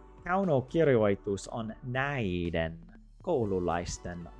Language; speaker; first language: Finnish; non-native, learner; English